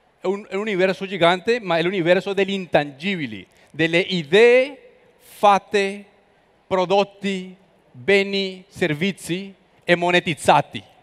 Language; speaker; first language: Italian; non-native, learner; Spanish